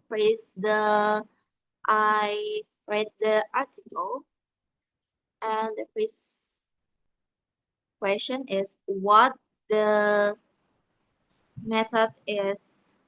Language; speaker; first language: English; non-native, learner; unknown